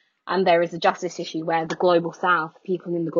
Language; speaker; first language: English; native; English